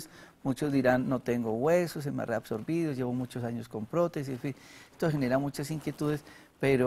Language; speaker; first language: Spanish; native; Spanish